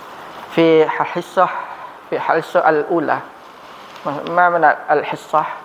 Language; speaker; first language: Arabic; non-native, fluent; Indonesian